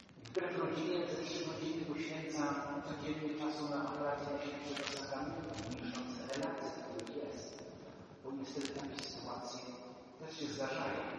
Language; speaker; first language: Polish; native; Polish